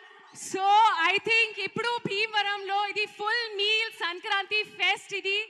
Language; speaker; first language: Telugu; non-native, learner; Hindi